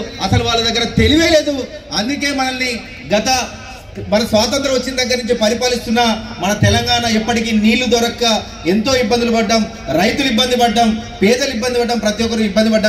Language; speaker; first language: Telugu; native; Telugu